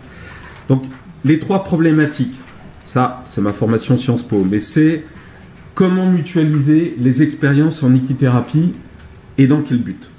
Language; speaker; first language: French; native; French